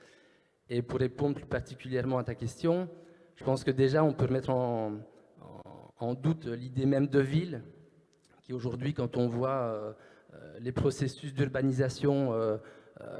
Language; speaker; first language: French; native; French